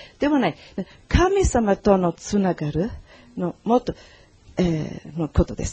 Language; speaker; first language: Japanese; non-native, learner; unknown